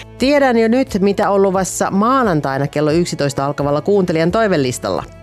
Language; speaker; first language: Finnish; native; Finnish